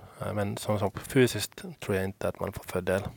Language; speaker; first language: Swedish; non-native, local second language; Finnish